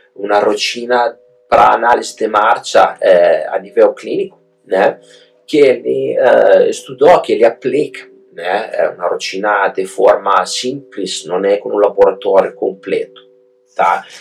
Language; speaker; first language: Portuguese; non-native, fluent; Italian